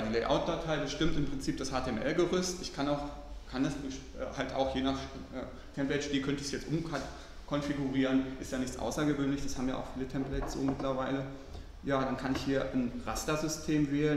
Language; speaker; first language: German; native; German